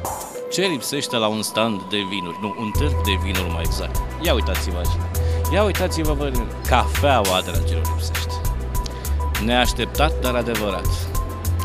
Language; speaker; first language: Romanian; native; Romanian